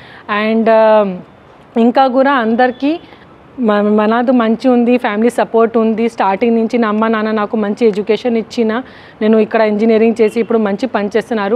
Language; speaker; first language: Telugu; non-native, local second language; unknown